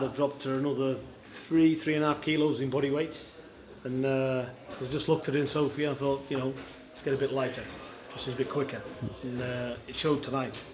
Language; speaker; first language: English; native; English